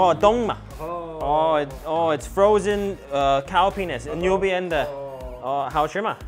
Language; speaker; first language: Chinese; non-native, learner; English